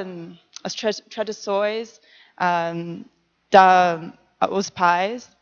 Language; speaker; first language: Portuguese; non-native, learner; English